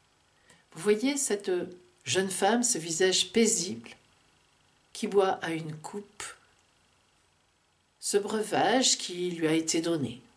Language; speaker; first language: French; native; French